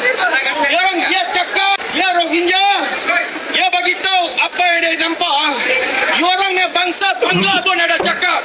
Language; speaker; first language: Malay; non-native, learner; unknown